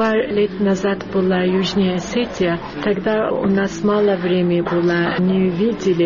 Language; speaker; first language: Russian; non-native, learner; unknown